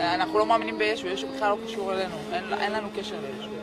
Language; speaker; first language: Hebrew; native; Hebrew